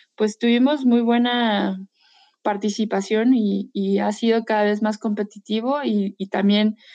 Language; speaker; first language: Spanish; native; Spanish